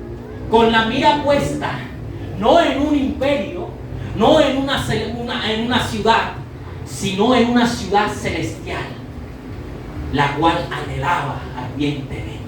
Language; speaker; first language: Spanish; native; Spanish